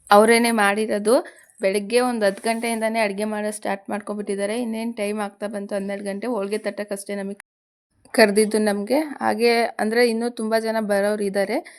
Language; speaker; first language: Kannada; non-native, local second language; Lambadi